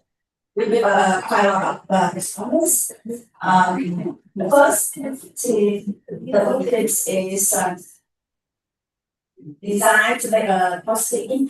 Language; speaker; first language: English; non-native, learner; Vietnamese